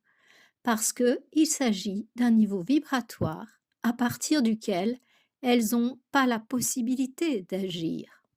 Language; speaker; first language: French; native; French